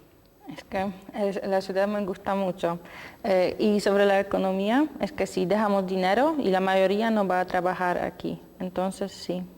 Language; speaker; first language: Spanish; non-native, learner; Polish